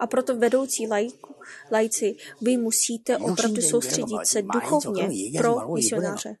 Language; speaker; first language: Czech; non-native, fluent; Korean